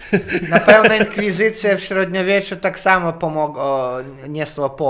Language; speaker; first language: Polish; non-native, learner; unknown